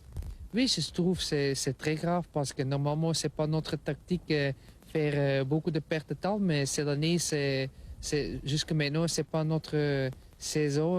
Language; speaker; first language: French; non-native, local second language; Dutch